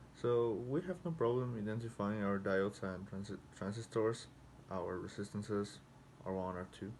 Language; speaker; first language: English; non-native, fluent; Spanish